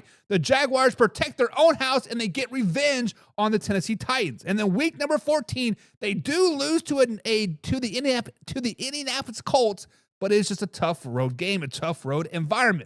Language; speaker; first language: English; native; English